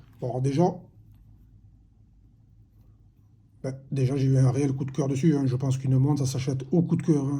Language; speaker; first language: French; native; French